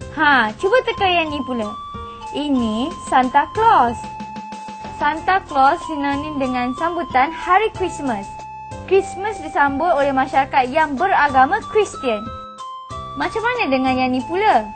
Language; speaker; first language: Malay; native; Malay